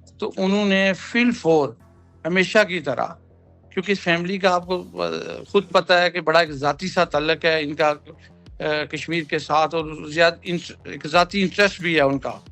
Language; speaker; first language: Urdu; non-native, local second language; Punjabi